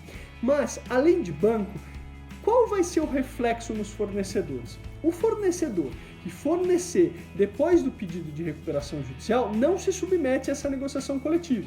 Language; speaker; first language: Portuguese; native; Portuguese